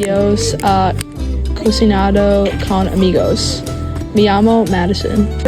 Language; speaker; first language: Spanish; non-native, learner; English